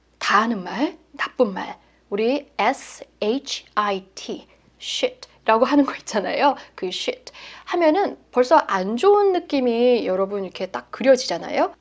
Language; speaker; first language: Korean; native; Korean